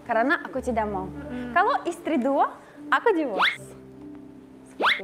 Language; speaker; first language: Indonesian; non-native, learner; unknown